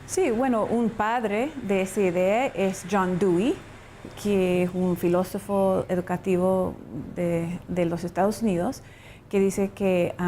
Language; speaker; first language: Spanish; non-native, fluent; English